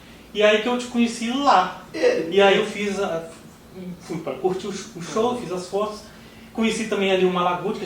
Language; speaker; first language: Portuguese; native; Portuguese